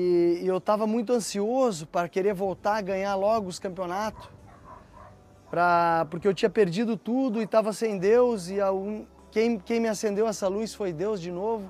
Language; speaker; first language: Portuguese; early bilingual, other home language; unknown